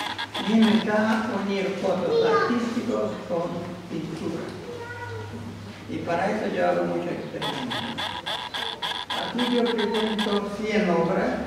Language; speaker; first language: Spanish; non-native, learner; Russian